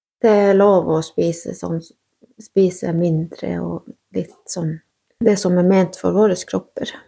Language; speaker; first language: Norwegian; native; Norwegian